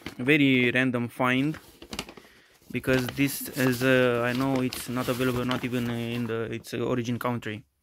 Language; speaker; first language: English; non-native, fluent; Romanian